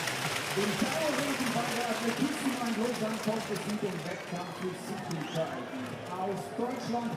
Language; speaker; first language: German; native; German